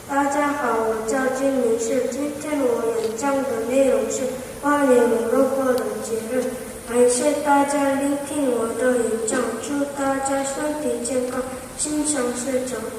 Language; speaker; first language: Chinese; non-native, learner; Korean